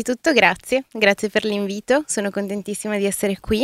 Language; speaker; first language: Italian; early bilingual, other home language; Spanish